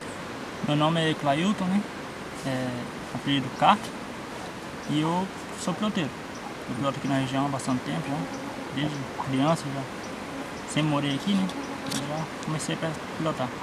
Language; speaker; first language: Portuguese; native; Portuguese